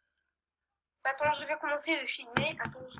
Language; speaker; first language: French; native; French